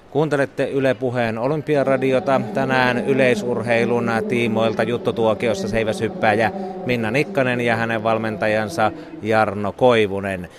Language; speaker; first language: Finnish; native; Finnish